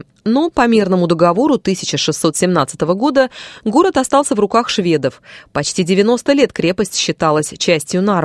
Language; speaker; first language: Russian; native; Russian